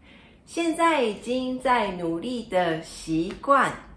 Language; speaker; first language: Chinese; non-native, fluent; Japanese